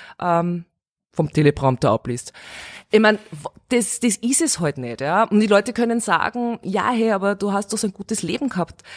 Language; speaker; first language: German; early bilingual, other home language; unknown